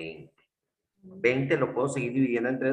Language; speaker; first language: Spanish; native; Spanish